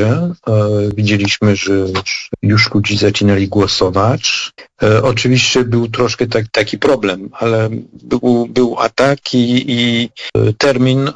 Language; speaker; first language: Polish; non-native, fluent; French